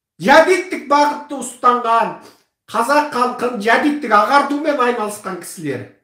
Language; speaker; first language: Kazakh; early bilingual, heritage; Kazakh